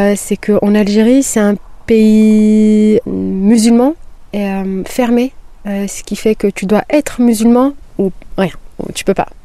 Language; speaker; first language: French; non-native, local second language; Kabyle